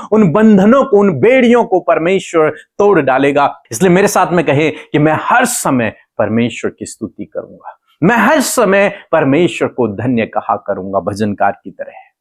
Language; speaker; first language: Hindi; native; Hindi